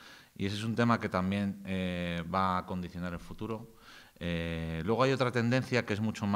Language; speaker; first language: Spanish; native; Spanish